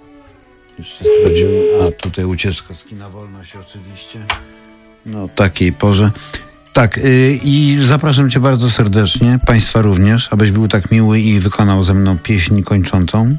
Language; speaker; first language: Polish; native; Polish